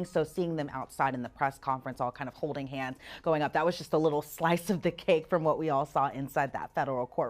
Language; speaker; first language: English; native; English